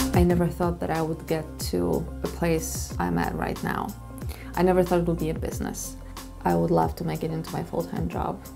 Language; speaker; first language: English; non-native, fluent; Polish